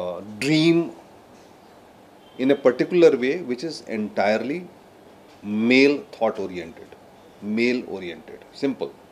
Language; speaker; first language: English; non-native, local second language; Hindi